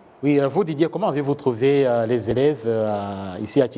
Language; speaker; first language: French; non-native, local second language; Kinyarwanda